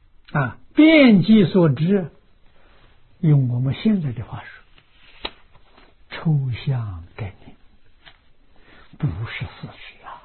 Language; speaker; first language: Chinese; native; Chinese